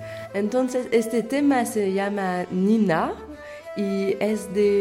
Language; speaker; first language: Spanish; non-native, learner; French